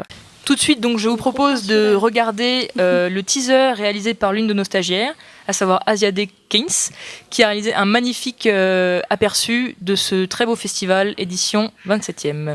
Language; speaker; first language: French; native; French